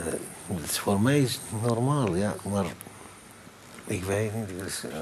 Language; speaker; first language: Dutch; non-native, learner; Arabic